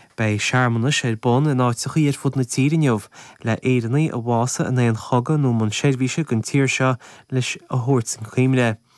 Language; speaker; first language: Irish; native; Irish